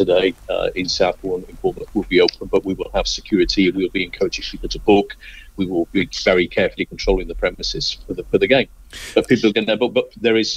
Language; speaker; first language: English; native; English